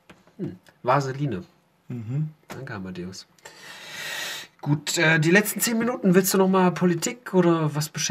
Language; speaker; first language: German; native; German